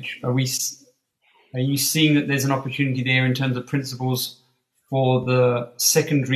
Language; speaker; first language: English; native; English